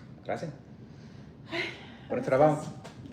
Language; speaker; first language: Spanish; non-native, learner; English